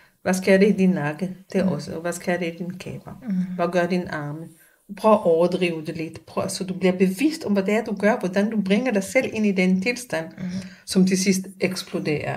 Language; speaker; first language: Danish; non-native, fluent; Hebrew